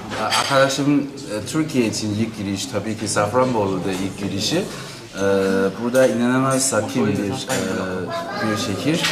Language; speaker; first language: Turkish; non-native, fluent; Chinese